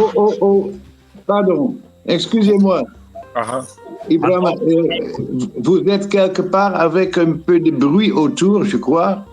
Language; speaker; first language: French; non-native, fluent; Dutch